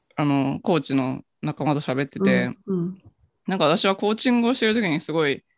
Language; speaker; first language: Japanese; native; Japanese